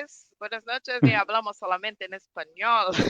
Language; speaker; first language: Spanish; non-native, fluent; Portuguese